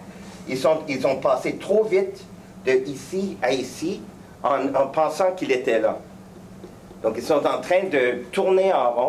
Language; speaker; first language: French; native; French